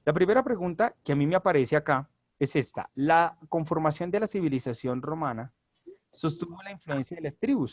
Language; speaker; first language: Spanish; native; Spanish